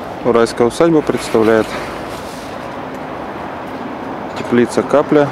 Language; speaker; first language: Russian; native; Russian